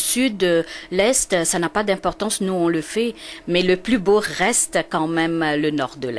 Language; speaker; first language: French; non-native, local second language; Morisyen